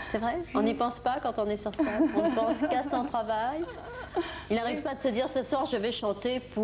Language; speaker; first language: French; native; French